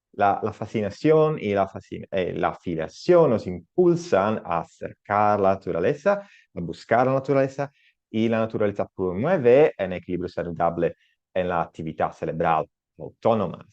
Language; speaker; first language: Spanish; non-native, learner; Italian